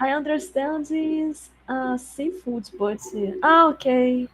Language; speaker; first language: English; non-native, learner; Portuguese